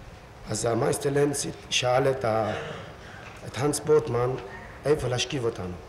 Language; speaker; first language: Hebrew; non-native, fluent; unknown